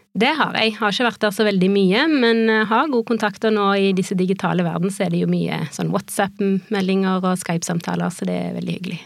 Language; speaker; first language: Norwegian; native; Norwegian